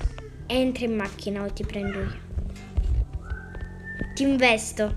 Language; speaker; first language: Italian; native; Italian